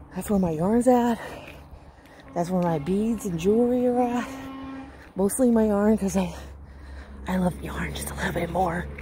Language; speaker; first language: English; native; English